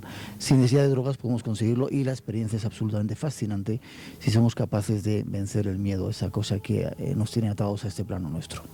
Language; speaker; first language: Spanish; native; Spanish